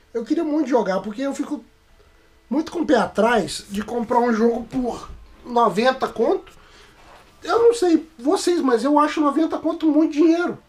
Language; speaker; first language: Portuguese; native; Portuguese